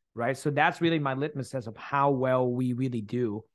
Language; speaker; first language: English; early bilingual, other home language; Thai